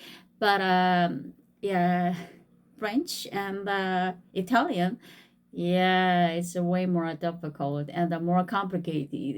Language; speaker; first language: English; non-native, fluent; Korean